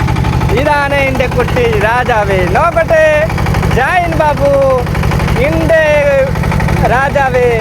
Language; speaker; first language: Malayalam; non-native, learner; Bangla